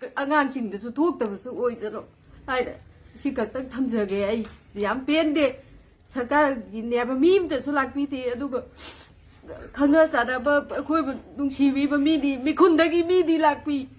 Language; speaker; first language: Manipuri; native; Manipuri